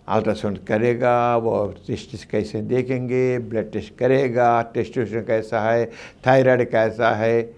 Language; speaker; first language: Hindi; non-native, local second language; Telugu